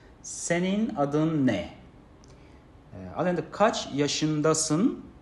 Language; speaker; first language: Turkish; non-native, fluent; Kazakh